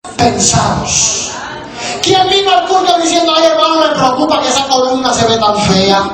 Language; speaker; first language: Spanish; native; Spanish